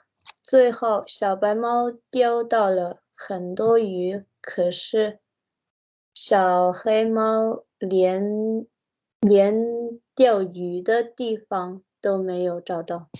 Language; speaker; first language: Chinese; non-native, learner; Tibetan